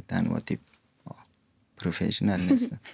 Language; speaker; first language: Swedish; non-native, fluent; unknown